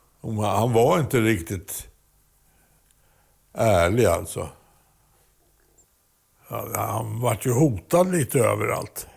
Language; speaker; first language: Swedish; native; Swedish